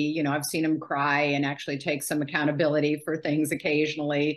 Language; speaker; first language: English; native; English